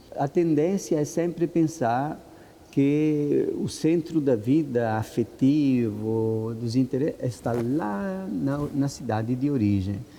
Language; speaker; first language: Portuguese; non-native, fluent; Italian